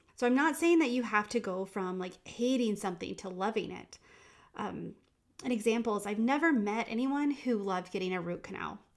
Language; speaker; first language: English; native; English